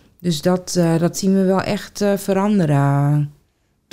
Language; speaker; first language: Dutch; native; Dutch